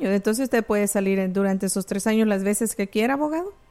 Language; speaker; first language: Spanish; native; Spanish